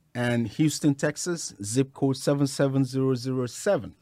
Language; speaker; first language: English; non-native, local second language; Yoruba